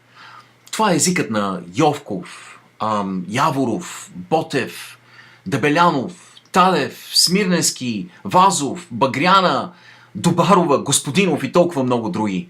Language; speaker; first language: Bulgarian; native; Bulgarian